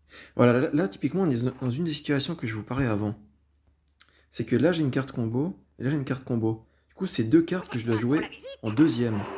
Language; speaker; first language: French; native; French